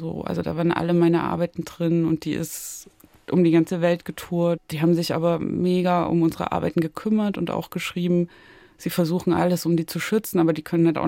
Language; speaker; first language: German; native; German